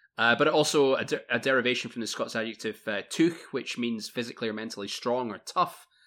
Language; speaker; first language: English; native; English